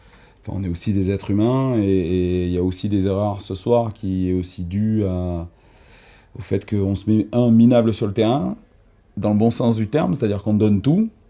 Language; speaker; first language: French; native; French